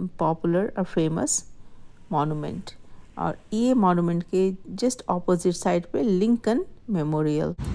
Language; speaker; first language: Hindi; non-native, local second language; Bangla